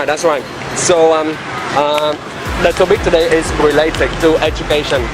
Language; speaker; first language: English; non-native, fluent; Vietnamese